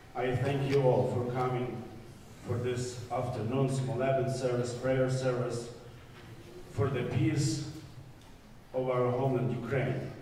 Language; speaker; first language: English; native; English